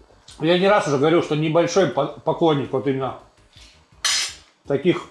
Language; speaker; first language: Russian; native; Russian